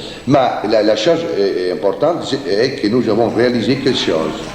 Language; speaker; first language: French; non-native, fluent; Italian